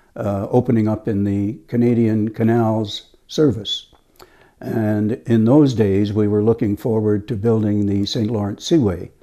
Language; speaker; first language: English; native; English